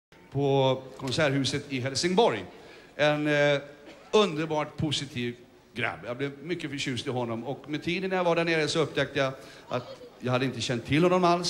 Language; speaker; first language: Swedish; native; Swedish